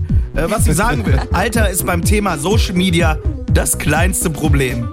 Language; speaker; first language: German; native; German